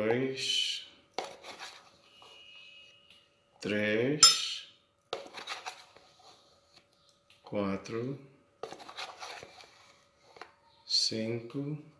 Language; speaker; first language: Portuguese; early bilingual, heritage; Portuguese